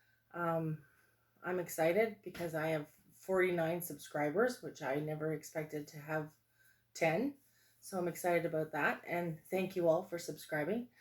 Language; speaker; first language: English; native; English